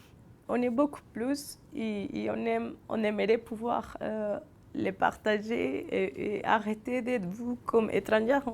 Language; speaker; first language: French; non-native, fluent; Spanish